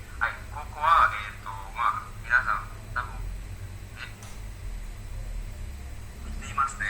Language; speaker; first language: Japanese; non-native, learner; Indonesian